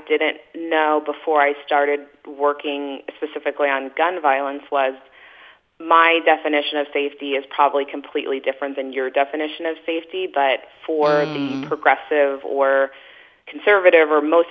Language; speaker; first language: English; native; English